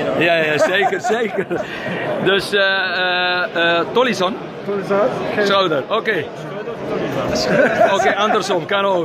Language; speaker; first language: Dutch; non-native, learner; Arabic